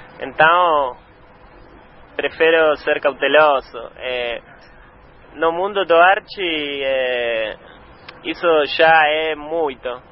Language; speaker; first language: Portuguese; non-native, learner; Spanish